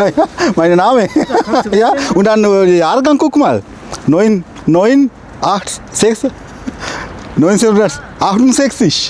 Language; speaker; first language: German; non-native, learner; Sinhala